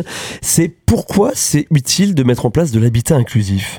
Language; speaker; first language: French; native; French